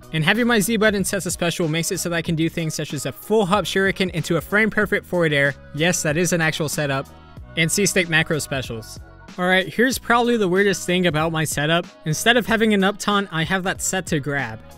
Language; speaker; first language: English; native; English